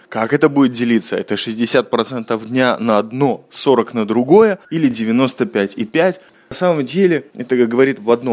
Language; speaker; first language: Russian; native; Russian